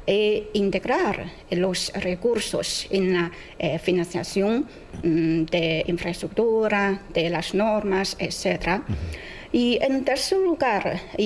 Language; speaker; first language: Spanish; non-native, fluent; Chinese